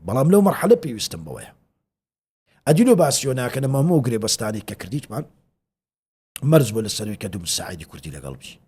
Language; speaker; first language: Central Kurdish; native; Central Kurdish